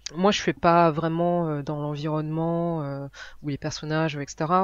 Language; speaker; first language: French; native; French